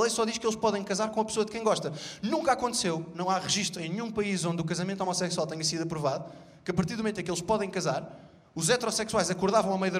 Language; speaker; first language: Portuguese; native; Portuguese